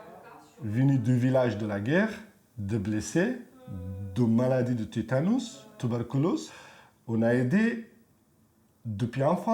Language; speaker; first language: French; non-native, learner; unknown